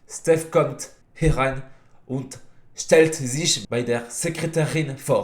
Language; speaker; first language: German; non-native, fluent; French